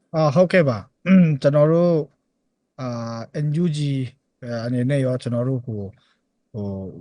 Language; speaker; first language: Burmese; non-native, local second language; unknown